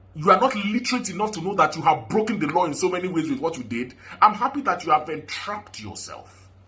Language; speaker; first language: English; non-native, local second language; Yoruba